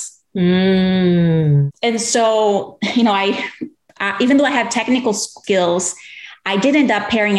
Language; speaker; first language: English; non-native, fluent; Portuguese